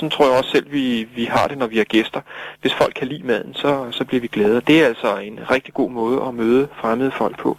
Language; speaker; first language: Danish; native; Danish